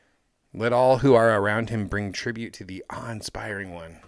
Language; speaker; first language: English; native; English